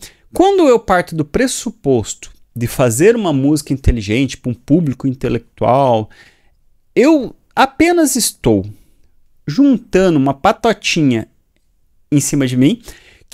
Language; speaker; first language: Portuguese; native; Portuguese